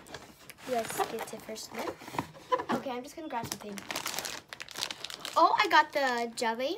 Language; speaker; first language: English; native; English